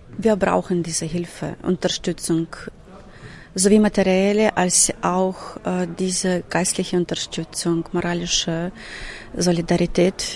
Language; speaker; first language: German; non-native, learner; Ukrainian